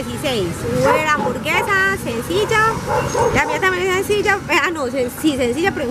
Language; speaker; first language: Spanish; native; Spanish